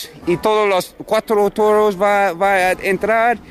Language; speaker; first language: Spanish; non-native, learner; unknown